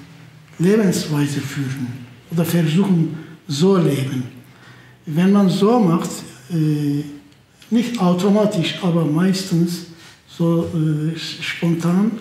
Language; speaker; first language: German; non-native, fluent; Turkish